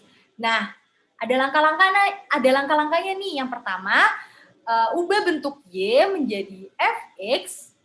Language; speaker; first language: Indonesian; native; Indonesian